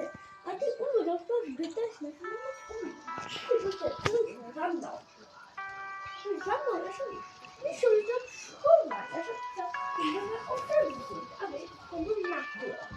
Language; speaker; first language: Czech; non-native, local second language; Polish